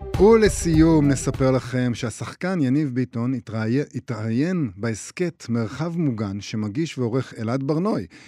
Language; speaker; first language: Hebrew; native; Hebrew